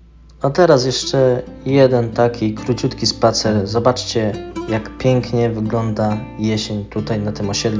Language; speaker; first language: Polish; native; Polish